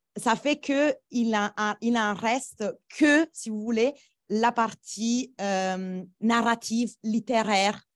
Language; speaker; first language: French; non-native, fluent; Italian